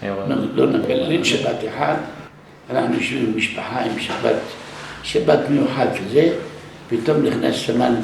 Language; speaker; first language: Hebrew; non-native, local second language; Arabic